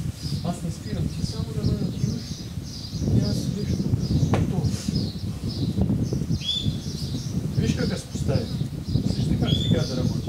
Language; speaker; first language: Bulgarian; non-native, learner; Russian